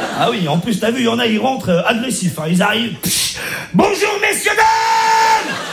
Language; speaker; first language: French; native; French